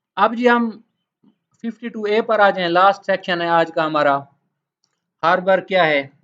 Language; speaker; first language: Urdu; native; Urdu